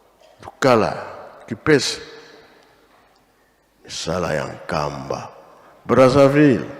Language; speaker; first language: Lingala; non-native, local second language; Kongo